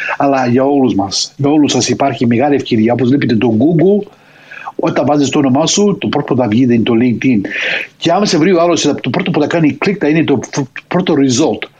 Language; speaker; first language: Greek; early bilingual, heritage; Greek